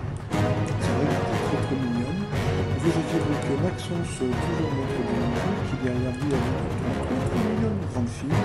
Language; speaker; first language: French; native; French